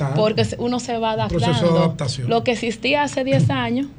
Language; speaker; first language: Spanish; early bilingual, heritage; Spanish